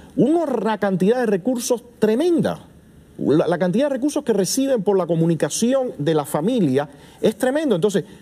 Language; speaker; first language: Spanish; native; Spanish